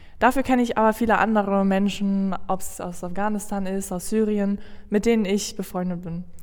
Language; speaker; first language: German; non-native, fluent; Spanish